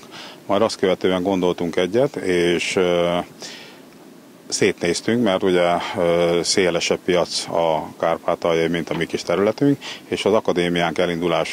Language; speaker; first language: Hungarian; native; Hungarian